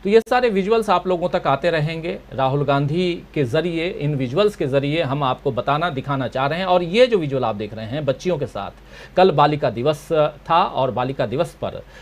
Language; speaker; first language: Hindi; native; Hindi